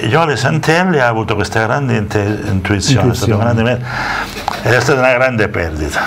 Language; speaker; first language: Italian; native; Italian